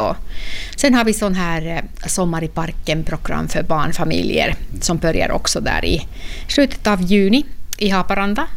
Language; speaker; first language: Swedish; non-native, local second language; Finnish